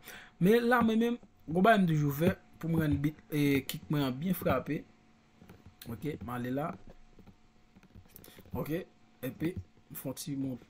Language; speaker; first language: French; non-native, local second language; Haitian Creole